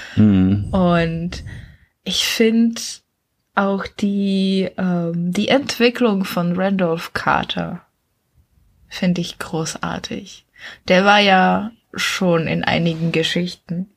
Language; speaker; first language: German; non-native, fluent; Czech